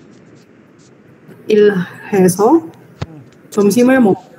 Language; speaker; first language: Korean; non-native, learner; Indonesian